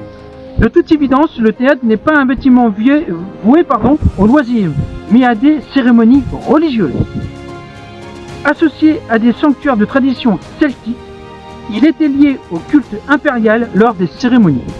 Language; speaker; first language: French; native; French